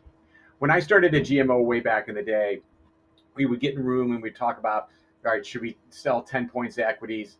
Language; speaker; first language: English; native; English